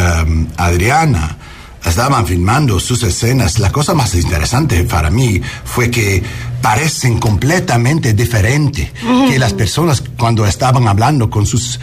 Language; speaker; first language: Spanish; early bilingual, heritage; English